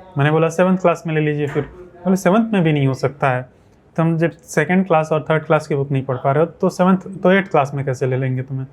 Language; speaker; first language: Hindi; native; Hindi